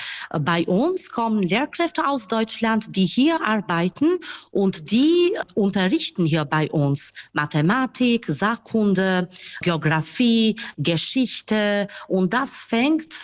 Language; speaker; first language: German; non-native, fluent; Albanian